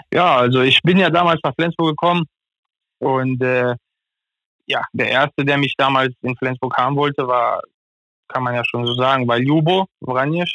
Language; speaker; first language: German; non-native, fluent; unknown